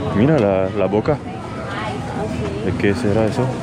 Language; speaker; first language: Spanish; non-native, fluent; French